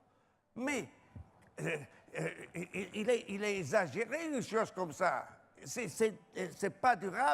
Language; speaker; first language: French; non-native, fluent; Italian